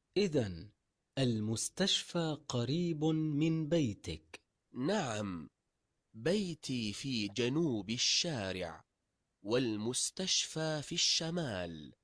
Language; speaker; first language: Arabic; non-native, learner; Urdu